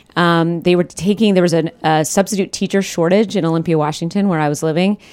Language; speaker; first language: English; native; English